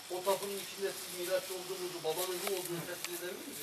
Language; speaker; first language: Turkish; native; Turkish